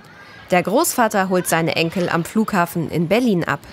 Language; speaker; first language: German; native; German